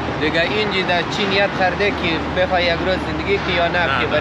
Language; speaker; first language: Persian; native; Persian